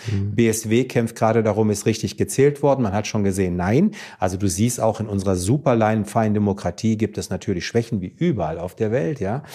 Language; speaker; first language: German; early bilingual, other home language; Greek